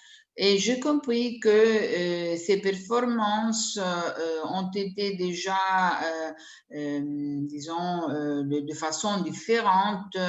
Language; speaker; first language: French; non-native, fluent; Italian